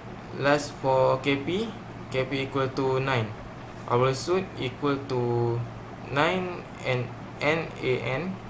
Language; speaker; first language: English; non-native, learner; Malay